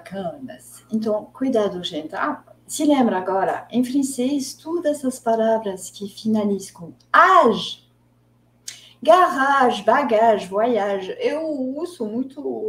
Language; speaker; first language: Portuguese; non-native, fluent; French